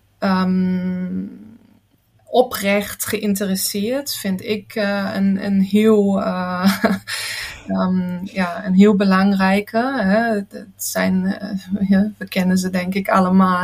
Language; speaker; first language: Dutch; non-native, fluent; German